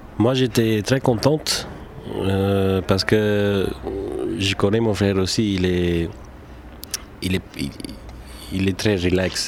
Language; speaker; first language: French; non-native, local second language; Turkish